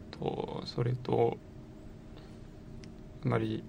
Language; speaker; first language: Japanese; non-native, learner; French